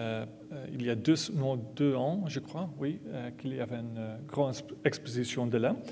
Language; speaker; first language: French; non-native, learner; Dutch